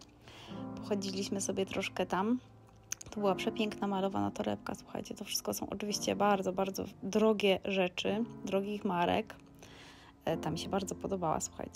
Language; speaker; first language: Polish; native; Polish